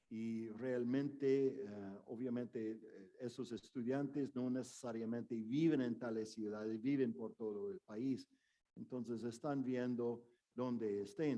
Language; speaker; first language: Spanish; non-native, fluent; English